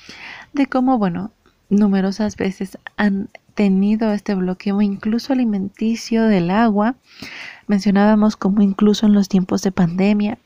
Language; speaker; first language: Spanish; native; Spanish